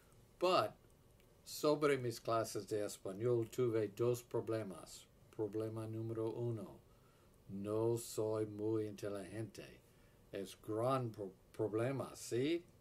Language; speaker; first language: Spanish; non-native, learner; English